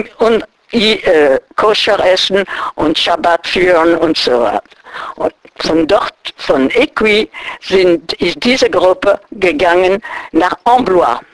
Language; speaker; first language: German; non-native, local second language; French